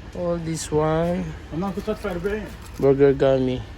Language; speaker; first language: English; non-native, local second language; Filipino